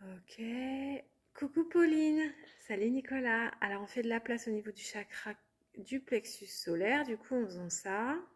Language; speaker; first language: French; native; French